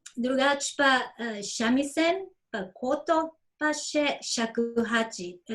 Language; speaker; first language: Slovenian; non-native, fluent; Japanese